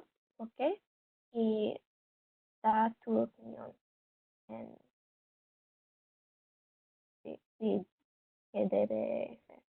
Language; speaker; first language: Spanish; non-native, learner; English